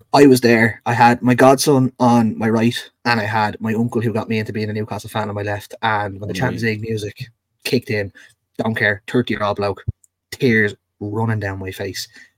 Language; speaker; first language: English; native; English